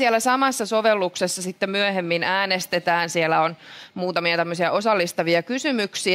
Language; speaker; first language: Finnish; native; Finnish